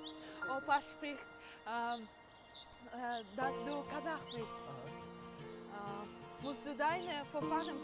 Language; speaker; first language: German; non-native, learner; Kazakh